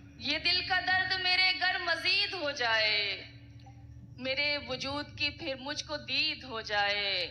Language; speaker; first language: Urdu; native; Urdu